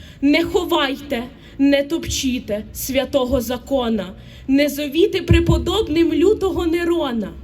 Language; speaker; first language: Ukrainian; native; Ukrainian